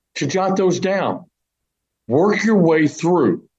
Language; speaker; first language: English; native; English